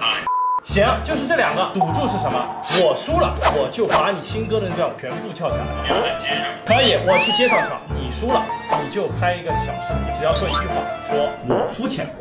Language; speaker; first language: Chinese; native; Chinese